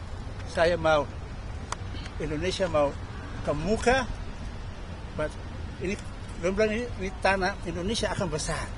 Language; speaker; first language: Indonesian; early bilingual, heritage; Indonesian